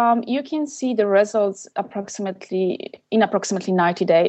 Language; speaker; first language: English; non-native, fluent; Polish